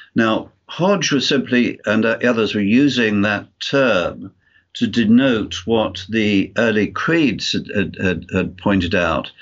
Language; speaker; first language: English; native; English